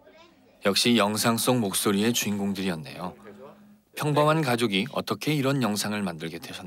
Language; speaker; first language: Korean; native; Korean